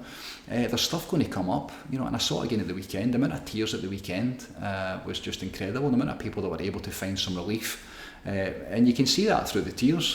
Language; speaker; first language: English; native; English